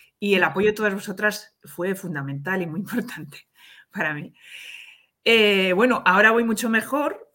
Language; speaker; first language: Spanish; native; Spanish